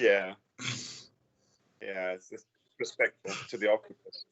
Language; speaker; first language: English; native; English